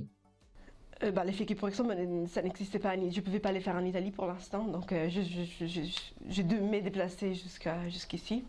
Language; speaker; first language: French; native; French